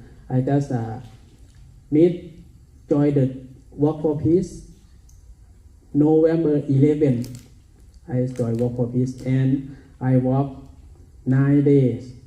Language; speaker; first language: English; non-native, learner; Thai